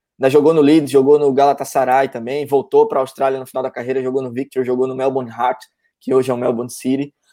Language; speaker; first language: Portuguese; native; Portuguese